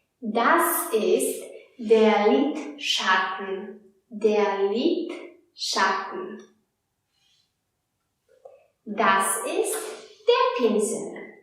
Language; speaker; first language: German; non-native, fluent; Polish